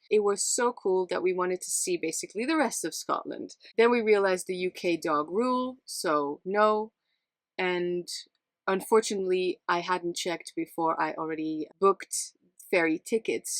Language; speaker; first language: English; non-native, fluent; Dutch